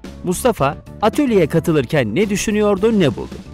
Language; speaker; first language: Turkish; native; Turkish